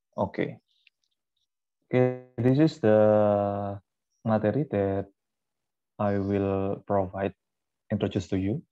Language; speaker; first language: English; non-native, fluent; Indonesian